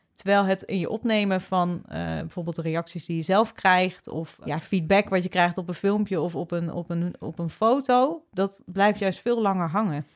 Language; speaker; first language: Dutch; native; Dutch